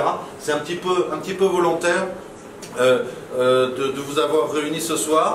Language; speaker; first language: French; native; French